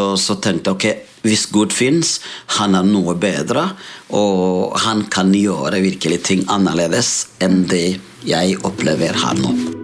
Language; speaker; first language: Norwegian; non-native, fluent; Rundi